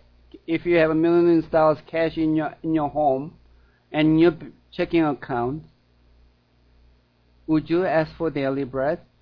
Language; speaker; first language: English; non-native, fluent; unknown